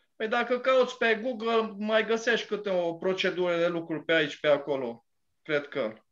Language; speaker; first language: Romanian; non-native, local second language; Hungarian